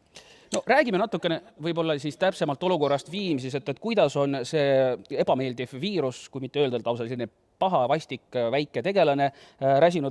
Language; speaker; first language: Estonian; native; Estonian